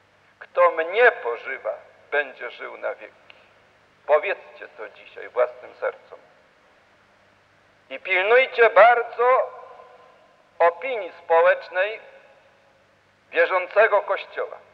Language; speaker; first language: Polish; native; Polish